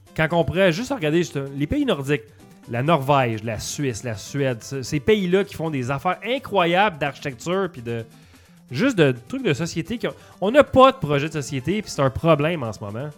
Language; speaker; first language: French; native; French